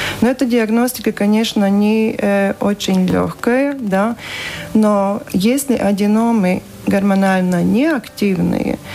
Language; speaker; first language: Russian; non-native, local second language; Latvian